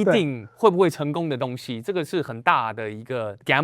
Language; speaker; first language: Chinese; native; Chinese